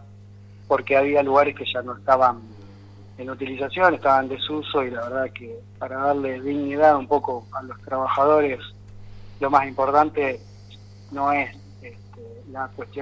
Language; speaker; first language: Spanish; native; Spanish